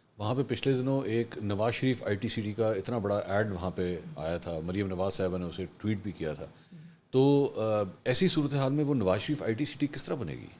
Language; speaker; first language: Urdu; native; Urdu